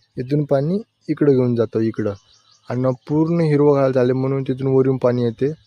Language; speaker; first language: Marathi; non-native, local second language; Lambadi